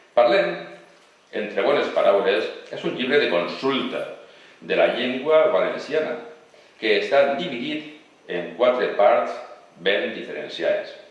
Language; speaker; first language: Catalan; non-native, local second language; Spanish